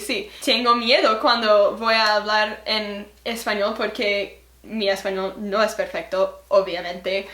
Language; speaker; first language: Spanish; non-native, learner; English